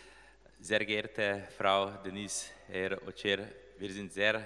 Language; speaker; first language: German; non-native, learner; Slovenian